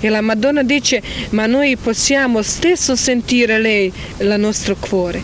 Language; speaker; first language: Italian; non-native, learner; Croatian